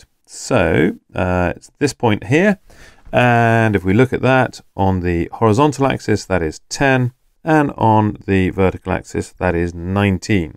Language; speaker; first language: English; native; English